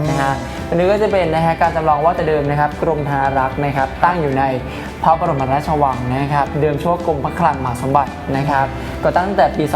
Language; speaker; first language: Thai; native; Thai